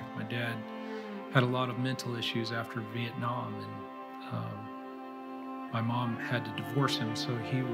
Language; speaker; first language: English; native; English